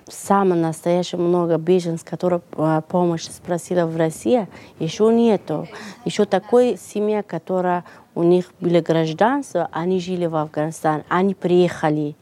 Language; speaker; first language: Russian; non-native, learner; Persian